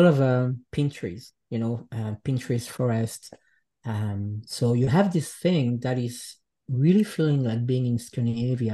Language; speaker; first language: English; non-native, fluent; French